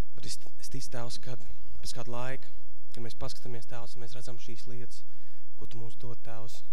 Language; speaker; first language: Latvian; native; Latvian